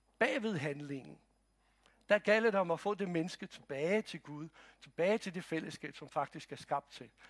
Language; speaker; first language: Danish; non-native, fluent; Croatian